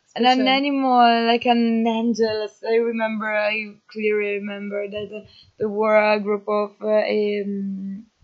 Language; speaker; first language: English; non-native, fluent; Italian